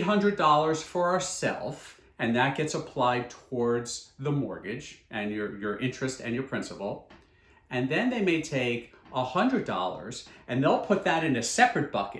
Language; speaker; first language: English; native; English